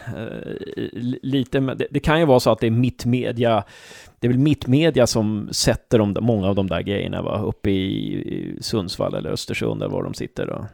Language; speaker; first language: Swedish; native; Swedish